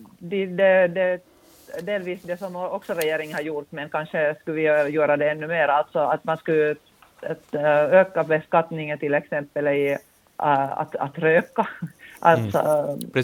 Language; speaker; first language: Swedish; non-native, local second language; Finnish